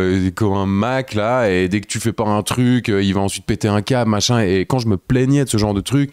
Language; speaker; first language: French; native; French